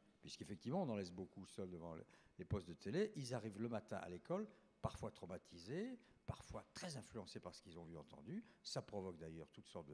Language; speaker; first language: French; native; French